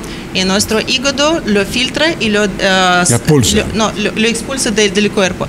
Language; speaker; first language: Spanish; non-native, learner; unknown